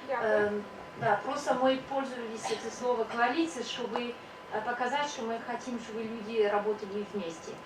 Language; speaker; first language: Russian; non-native, learner; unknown